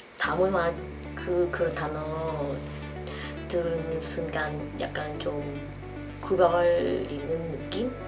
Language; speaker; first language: Korean; non-native, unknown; Vietnamese